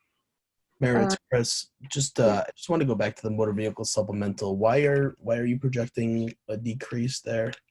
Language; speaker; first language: English; native; English